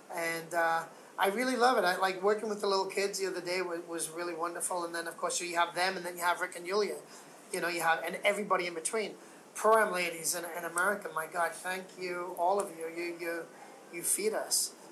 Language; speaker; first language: English; native; English